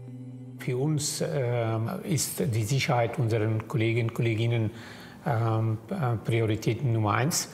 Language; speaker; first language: German; non-native, fluent; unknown